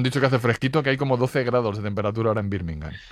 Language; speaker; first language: Spanish; native; Spanish